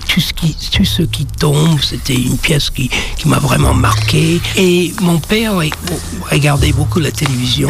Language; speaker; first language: French; non-native, fluent; English